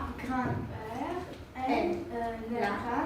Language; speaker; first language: French; non-native, learner; Armenian